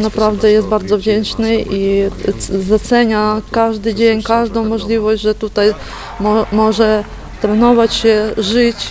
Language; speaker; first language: Polish; non-native, learner; Ukrainian